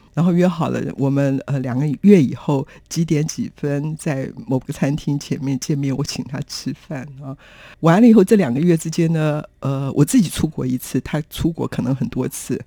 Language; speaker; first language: Chinese; native; Chinese